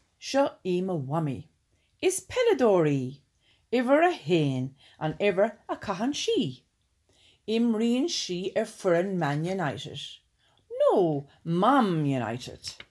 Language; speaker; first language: Irish; non-native, local second language; English